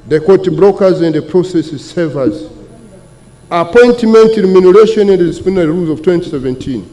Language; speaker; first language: English; non-native, local second language; Swahili